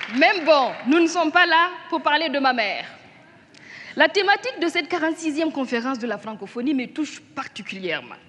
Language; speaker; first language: French; non-native, local second language; Mossi